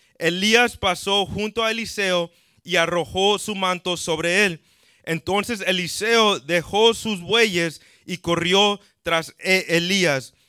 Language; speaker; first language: Spanish; early bilingual, heritage; Spanish